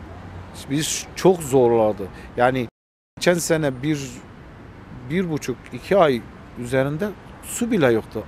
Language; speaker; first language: Turkish; non-native, fluent; Armenian